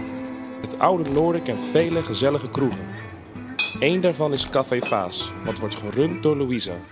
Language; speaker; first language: Dutch; native; Dutch